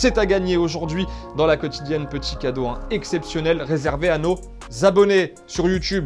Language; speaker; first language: French; native; French